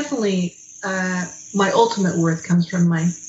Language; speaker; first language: English; native; English